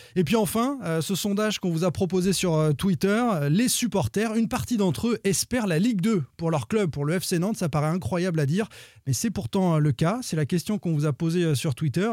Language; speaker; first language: French; native; French